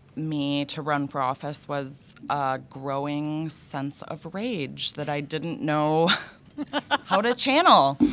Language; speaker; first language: English; native; English